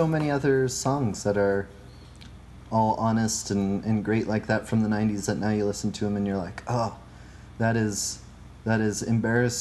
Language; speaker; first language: English; native; English